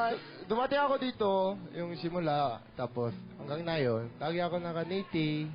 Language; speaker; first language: Filipino; non-native, learner; Korean